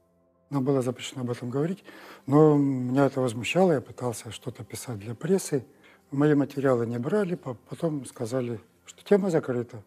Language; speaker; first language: Russian; native; Russian